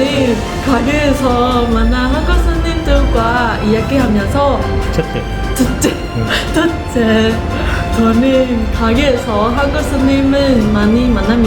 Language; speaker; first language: Korean; non-native, learner; Vietnamese